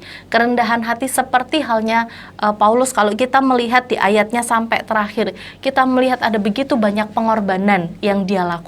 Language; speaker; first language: Indonesian; native; Indonesian